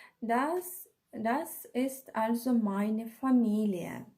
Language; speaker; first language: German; non-native, fluent; Ukrainian